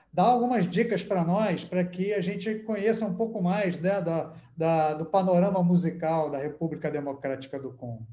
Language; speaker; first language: Portuguese; native; Portuguese